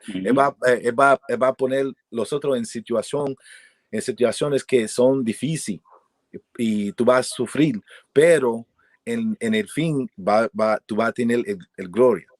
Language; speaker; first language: Spanish; early bilingual, heritage; English